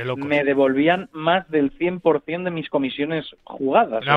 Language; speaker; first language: Spanish; native; Spanish